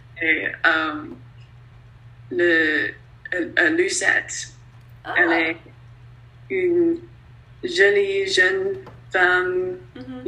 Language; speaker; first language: French; non-native, learner; English